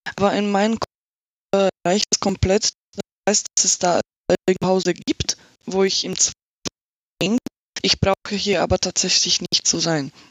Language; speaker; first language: German; non-native, fluent; Slovak